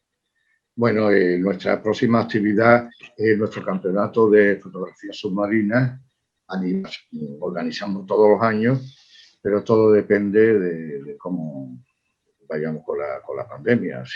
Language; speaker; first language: Spanish; native; Spanish